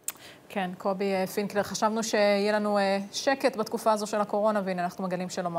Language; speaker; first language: Hebrew; native; Hebrew